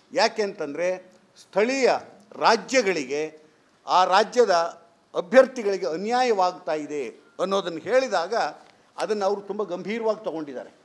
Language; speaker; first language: Kannada; native; Kannada